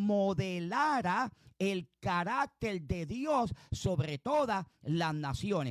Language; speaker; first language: Spanish; native; Spanish